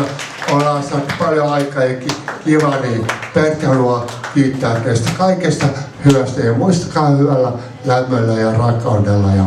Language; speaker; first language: Finnish; native; Finnish